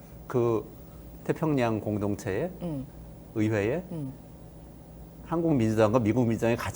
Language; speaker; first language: Korean; native; Korean